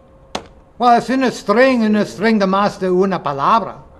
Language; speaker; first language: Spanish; non-native, fluent; English